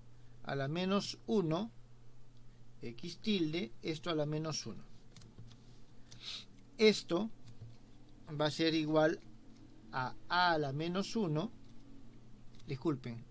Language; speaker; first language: Spanish; native; Spanish